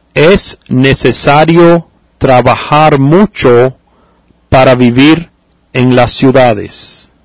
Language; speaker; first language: Spanish; native; Spanish